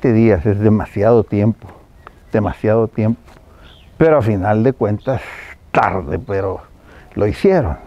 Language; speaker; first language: Spanish; native; Spanish